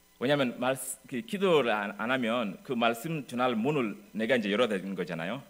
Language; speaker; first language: Korean; non-native, fluent; English